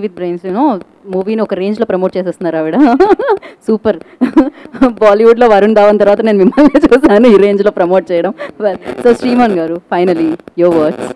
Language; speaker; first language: Telugu; native; Telugu